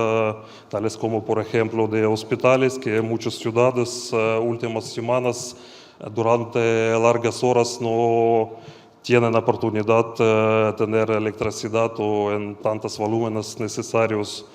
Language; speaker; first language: Spanish; non-native, fluent; Ukrainian